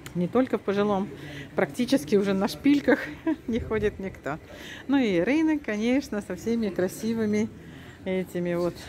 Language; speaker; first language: Russian; native; Russian